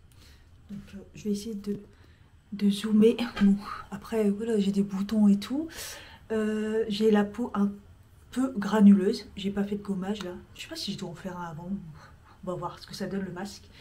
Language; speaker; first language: French; native; French